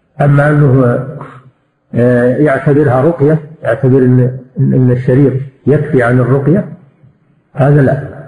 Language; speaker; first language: Arabic; native; Arabic